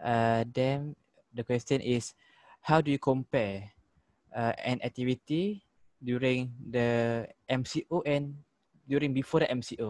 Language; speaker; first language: English; non-native, local second language; Malay